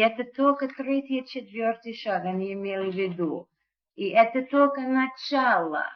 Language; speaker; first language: Russian; non-native, learner; English